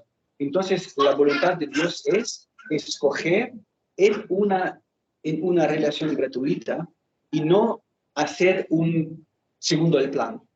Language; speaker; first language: Spanish; non-native, fluent; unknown